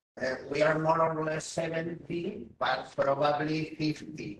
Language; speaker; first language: English; non-native, learner; Spanish